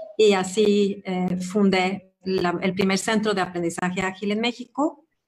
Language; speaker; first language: Spanish; non-native, fluent; Swedish